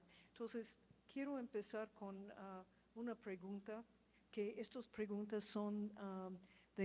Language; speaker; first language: Spanish; non-native, fluent; English